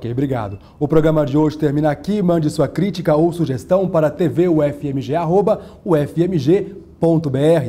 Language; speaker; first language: Portuguese; native; Portuguese